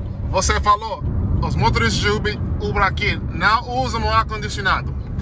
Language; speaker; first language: Portuguese; non-native, learner; English